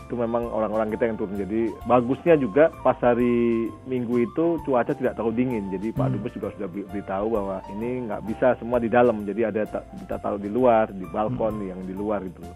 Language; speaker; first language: Indonesian; native; Indonesian